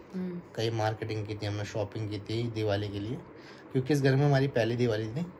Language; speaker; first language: Hindi; native; Hindi